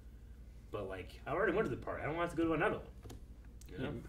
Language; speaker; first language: English; native; English